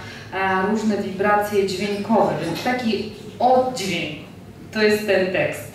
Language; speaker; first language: Polish; non-native, fluent; Georgian